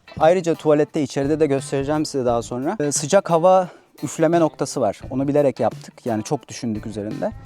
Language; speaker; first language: Turkish; native; Turkish